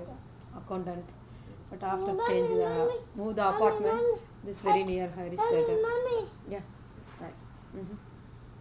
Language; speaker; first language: English; non-native, learner; Tamil